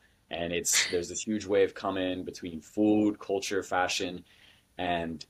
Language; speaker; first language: English; native; English